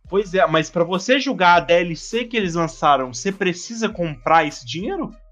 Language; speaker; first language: Portuguese; native; Portuguese